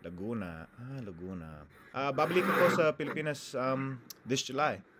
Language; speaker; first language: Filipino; non-native, learner; English